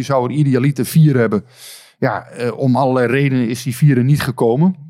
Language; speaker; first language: Dutch; native; Dutch